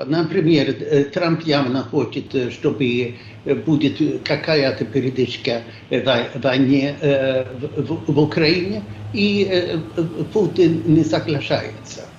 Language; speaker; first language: Russian; non-native, fluent; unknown